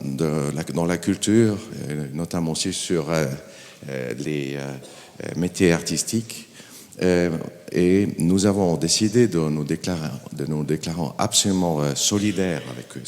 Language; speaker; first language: French; non-native, fluent; German